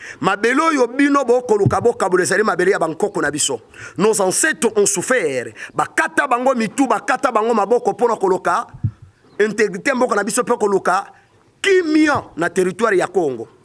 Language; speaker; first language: Lingala; non-native, local second language; Kongo